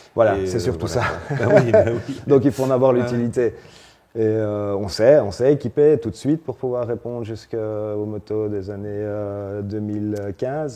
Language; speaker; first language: French; native; French